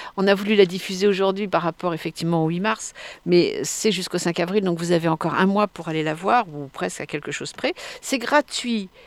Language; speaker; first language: French; native; French